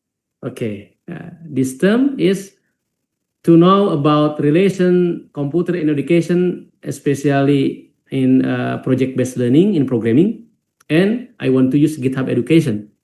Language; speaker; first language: English; non-native, fluent; Indonesian